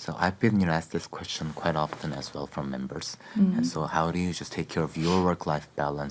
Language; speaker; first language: English; non-native, fluent; Korean